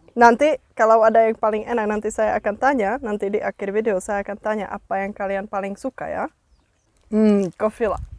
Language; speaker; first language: Indonesian; non-native, fluent; Czech